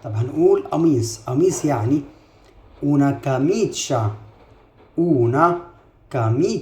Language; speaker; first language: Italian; non-native, fluent; Arabic